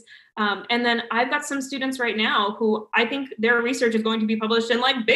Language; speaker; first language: English; native; English